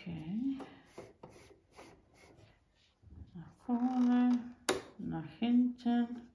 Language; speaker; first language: German; non-native, fluent; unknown